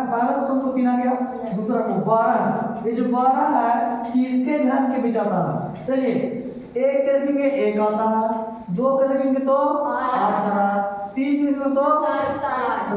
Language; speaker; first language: Hindi; native; Hindi